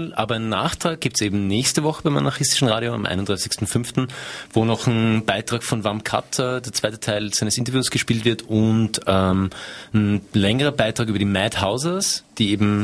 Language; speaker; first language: German; native; German